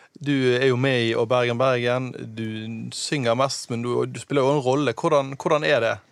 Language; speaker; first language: Norwegian; native; Norwegian